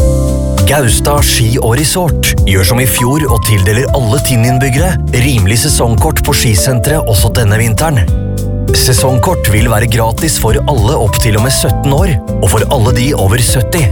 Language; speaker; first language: Norwegian; native; Norwegian